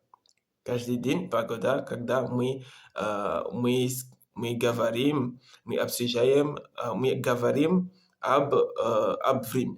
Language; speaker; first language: Russian; non-native, learner; Comorian